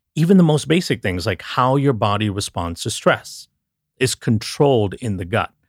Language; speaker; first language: English; non-native, local second language; Tamil